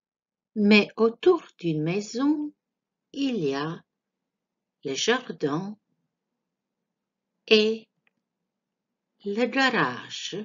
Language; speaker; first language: French; non-native, fluent; Croatian